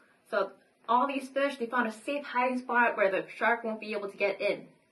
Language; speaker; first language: English; early bilingual, other home language; Vietnamese